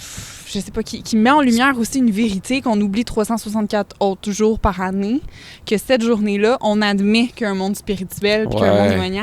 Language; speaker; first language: French; native; French